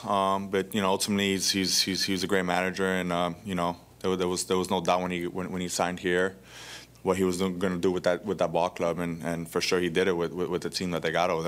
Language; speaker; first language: English; early bilingual, other home language; Spanish